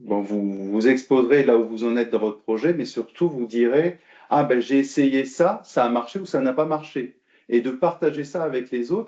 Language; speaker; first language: French; native; French